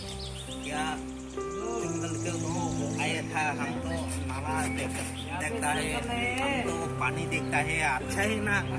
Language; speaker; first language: Hindi; non-native, local second language; Kok Borok